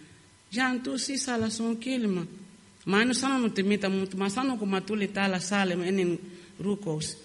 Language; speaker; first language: Finnish; non-native, learner; Lingala